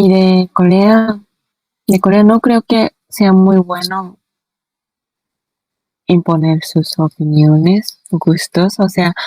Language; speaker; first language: Spanish; non-native, fluent; Korean